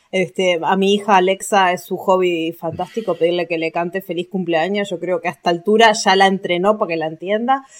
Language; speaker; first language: Spanish; native; Spanish